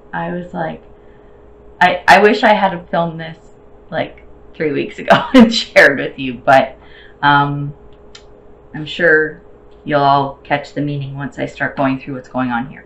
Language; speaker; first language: English; native; English